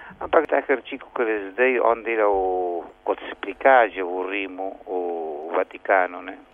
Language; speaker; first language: Slovenian; early bilingual, heritage; Slovenian